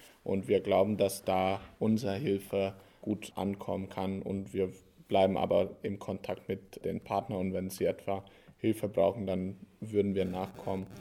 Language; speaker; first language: German; non-native, fluent; Hungarian